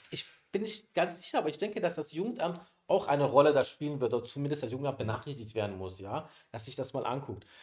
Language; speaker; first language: German; early bilingual, other home language; Persian